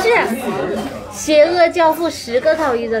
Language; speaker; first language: Chinese; native; Chinese